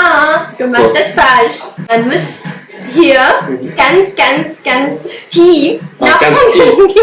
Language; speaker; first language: German; non-native, fluent; Russian